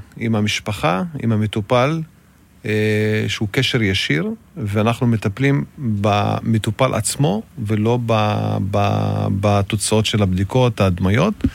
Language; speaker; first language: Hebrew; non-native, local second language; Arabic